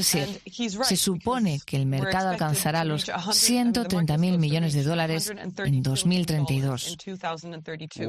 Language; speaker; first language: Spanish; non-native, fluent; French